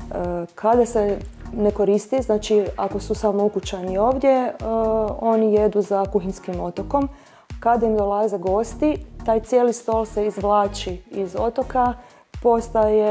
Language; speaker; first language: Croatian; native; Croatian